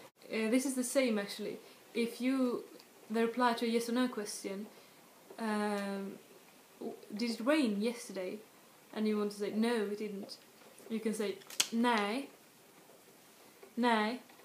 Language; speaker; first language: English; non-native, fluent; Swedish